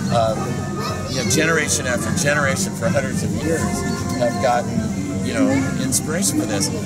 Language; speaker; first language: English; native; English